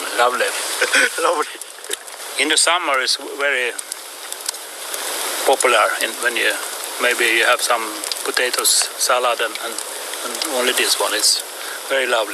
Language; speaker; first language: English; non-native, learner; Swedish